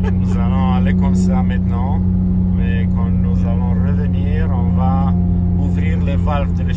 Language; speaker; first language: French; non-native, fluent; Romanian